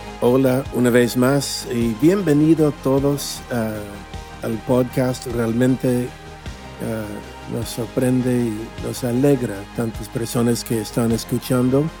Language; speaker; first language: Spanish; non-native, fluent; English